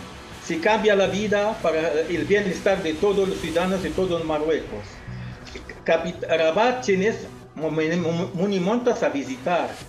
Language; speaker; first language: Spanish; non-native, fluent; Arabic